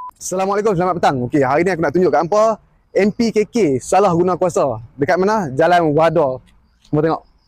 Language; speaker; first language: Malay; native; Malay